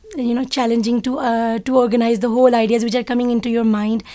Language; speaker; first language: English; non-native, local second language; Urdu